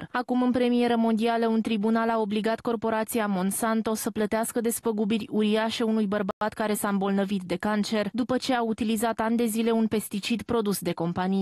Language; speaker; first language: Romanian; native; Romanian